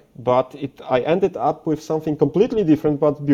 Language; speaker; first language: English; non-native, fluent; Polish